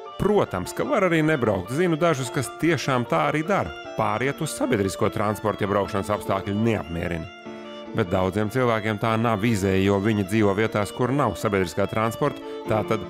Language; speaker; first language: Latvian; native; Latvian